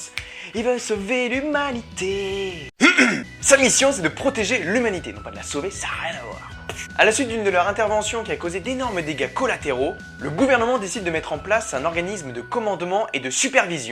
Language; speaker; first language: French; native; French